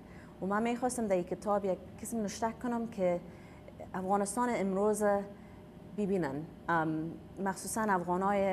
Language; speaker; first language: Persian; early bilingual, heritage; Persian